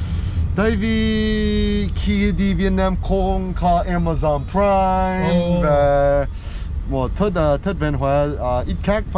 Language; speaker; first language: Vietnamese; non-native, learner; English